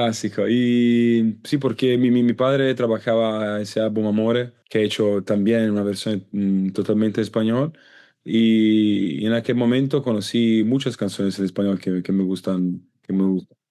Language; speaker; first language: Spanish; non-native, learner; Italian